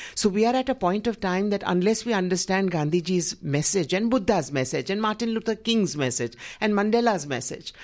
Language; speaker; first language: English; non-native, local second language; Gujarati